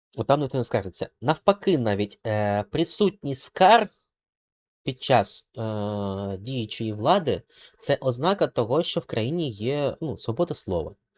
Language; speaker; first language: Ukrainian; non-native, local second language; Russian